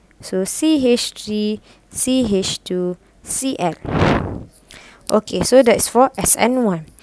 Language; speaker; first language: English; non-native, local second language; Malay